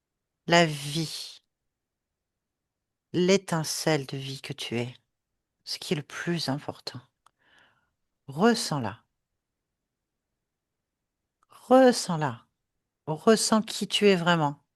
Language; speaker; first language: French; native; French